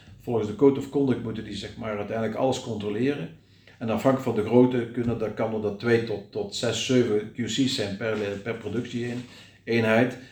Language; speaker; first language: Dutch; native; Dutch